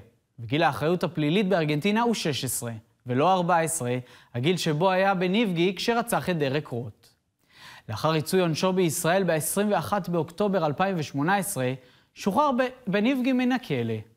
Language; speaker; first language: Hebrew; native; Hebrew